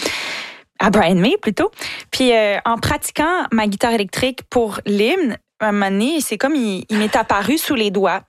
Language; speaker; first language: French; native; French